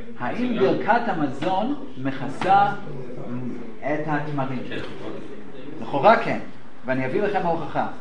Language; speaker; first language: Hebrew; non-native, fluent; English